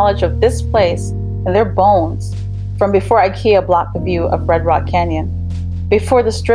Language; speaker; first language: English; non-native, local second language; Jamaican Creole English